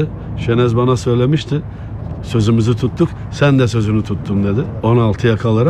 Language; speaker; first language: Turkish; native; Turkish